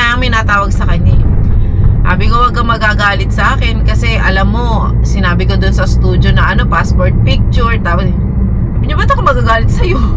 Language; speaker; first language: Filipino; native; Filipino